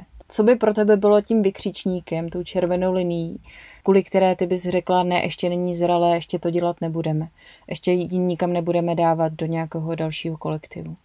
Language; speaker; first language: Czech; native; Czech